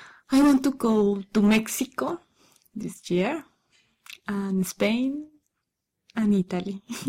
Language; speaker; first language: English; non-native, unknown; Spanish